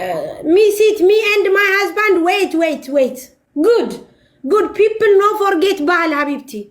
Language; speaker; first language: English; non-native, learner; Amharic